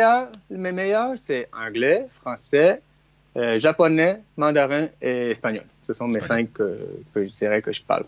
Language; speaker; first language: French; non-native, fluent; Chinese